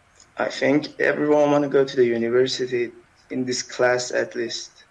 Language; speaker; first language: English; non-native, learner; Persian